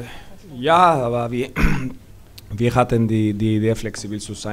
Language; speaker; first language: German; non-native, learner; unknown